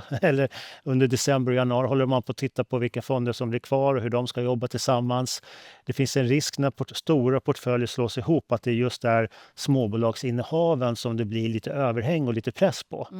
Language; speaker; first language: Swedish; native; Swedish